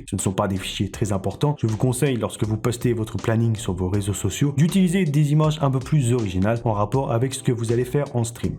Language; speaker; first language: French; native; French